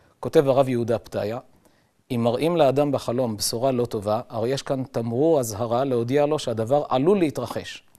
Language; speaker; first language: Hebrew; native; Hebrew